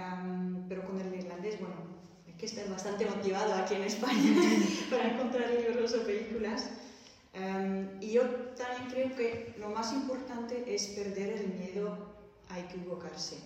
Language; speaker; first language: Spanish; non-native, fluent; Dutch